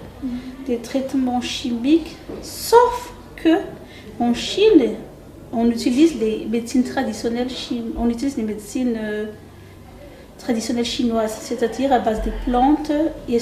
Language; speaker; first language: French; non-native, local second language; Malagasy